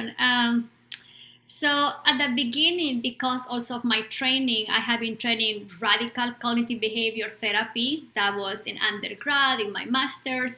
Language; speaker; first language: English; non-native, fluent; Spanish